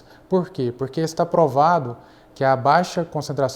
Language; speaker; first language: Portuguese; native; Portuguese